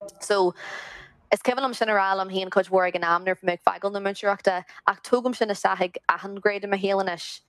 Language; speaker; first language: Irish; non-native, local second language; English